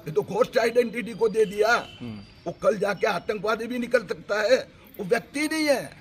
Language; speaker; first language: Hindi; non-native, local second language; Marathi